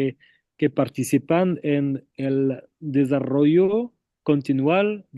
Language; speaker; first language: Spanish; non-native, fluent; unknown